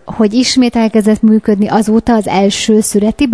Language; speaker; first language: Hungarian; native; Hungarian